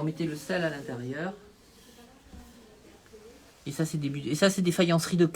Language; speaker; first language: French; native; French